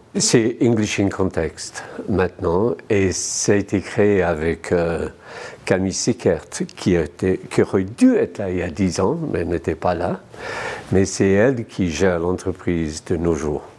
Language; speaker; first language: French; non-native, fluent; English